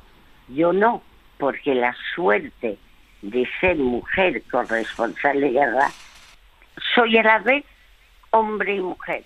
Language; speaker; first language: Spanish; non-native, fluent; French